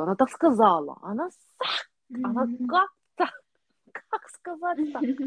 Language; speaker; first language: Russian; non-native, learner; Korean